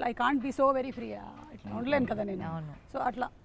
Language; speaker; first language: Telugu; native; Telugu